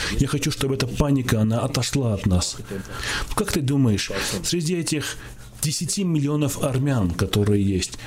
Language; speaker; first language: Russian; non-native, local second language; Armenian